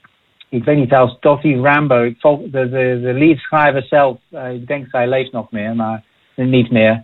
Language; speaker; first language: Dutch; non-native, fluent; English